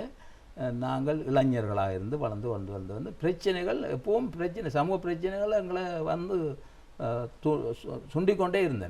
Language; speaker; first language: Tamil; native; Tamil